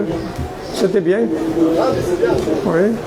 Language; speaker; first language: French; non-native, fluent; Italian